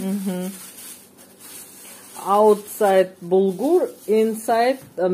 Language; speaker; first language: English; non-native, learner; Russian